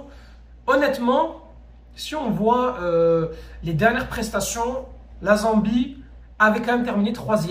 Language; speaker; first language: French; native; French